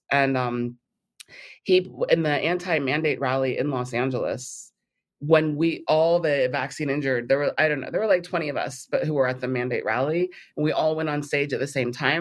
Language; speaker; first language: English; native; English